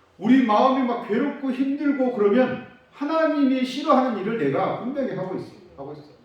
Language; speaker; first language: Korean; native; Korean